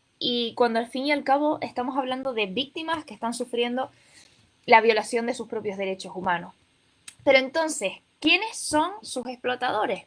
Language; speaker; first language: Spanish; native; Spanish